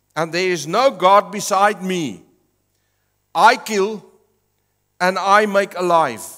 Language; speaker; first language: English; non-native, local second language; Afrikaans